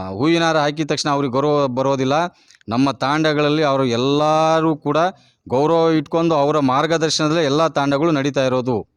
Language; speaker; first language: Kannada; non-native, local second language; Lambadi